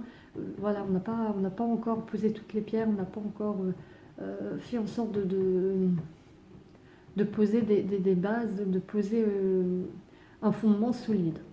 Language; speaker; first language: French; native; French